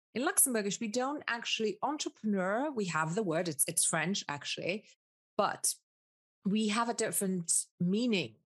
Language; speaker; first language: English; early bilingual, other home language; Spanish